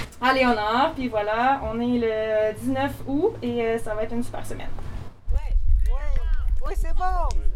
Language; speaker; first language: French; native; French